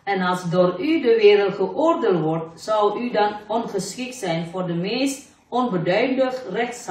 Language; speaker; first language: Dutch; non-native, fluent; Indonesian